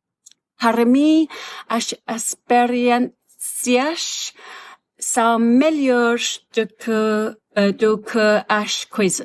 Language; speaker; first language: Portuguese; non-native, learner; English